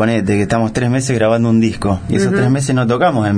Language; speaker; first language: Spanish; native; Spanish